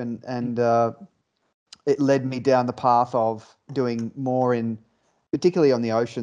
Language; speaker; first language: English; native; English